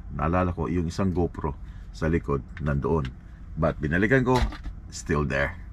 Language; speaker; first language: Filipino; non-native, local second language; Cebuano